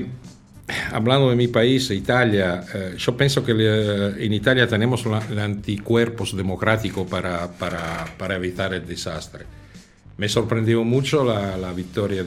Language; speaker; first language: Spanish; non-native, fluent; Italian